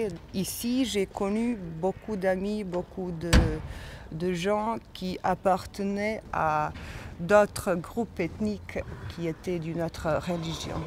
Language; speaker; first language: French; non-native, fluent; Bosnian